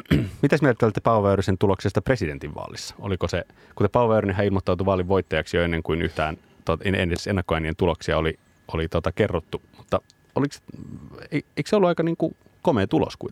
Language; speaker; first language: Finnish; native; Finnish